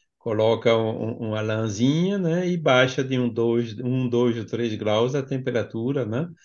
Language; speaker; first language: Portuguese; non-native, fluent; French